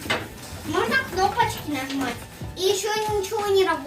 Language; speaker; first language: Russian; early bilingual, heritage; Russian